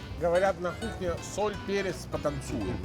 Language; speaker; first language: Russian; non-native, fluent; Italian